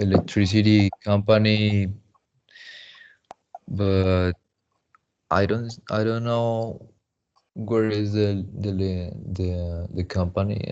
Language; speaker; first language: English; non-native, learner; Spanish